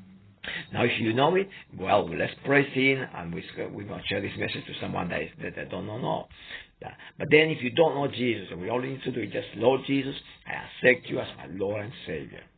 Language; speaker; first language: English; non-native, fluent; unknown